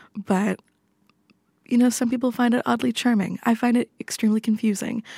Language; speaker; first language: English; native; English